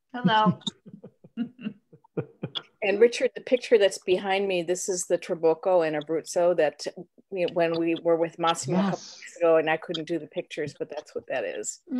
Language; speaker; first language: English; native; English